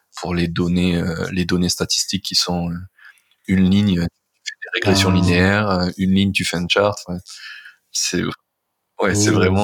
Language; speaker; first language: French; native; French